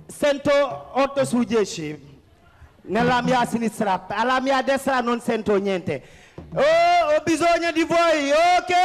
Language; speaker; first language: Italian; non-native, fluent; Wolof